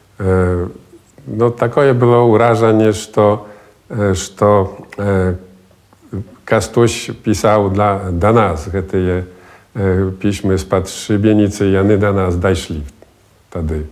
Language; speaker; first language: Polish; non-native, local second language; Belarusian